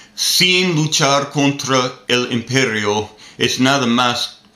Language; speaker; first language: Spanish; non-native, learner; English